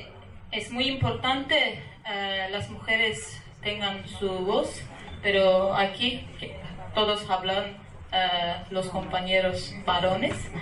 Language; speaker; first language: Spanish; non-native, learner; Kurdish